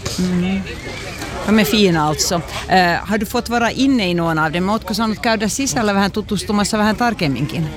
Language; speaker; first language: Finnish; non-native, local second language; Swedish